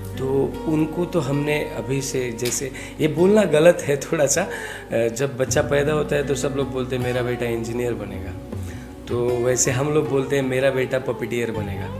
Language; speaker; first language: Hindi; non-native, local second language; Marathi